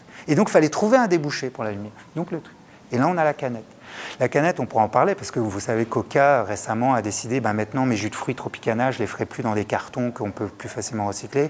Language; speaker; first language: French; native; French